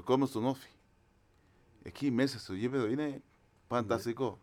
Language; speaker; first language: Greek; non-native, fluent; Spanish